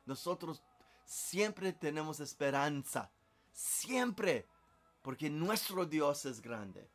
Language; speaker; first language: Spanish; non-native, learner; English